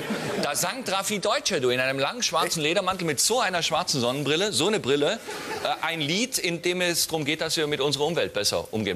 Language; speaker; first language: German; native; German